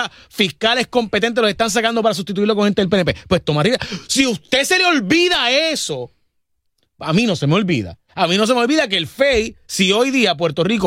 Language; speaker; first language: Spanish; native; Spanish